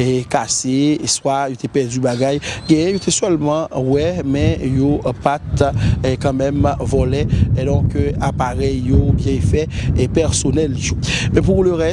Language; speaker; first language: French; non-native, local second language; Haitian Creole